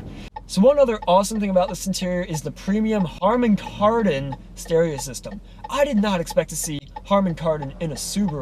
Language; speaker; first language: English; native; English